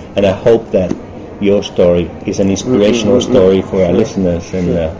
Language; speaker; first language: English; early bilingual, other home language; German